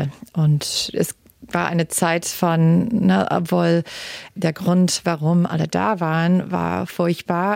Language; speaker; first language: German; non-native, fluent; English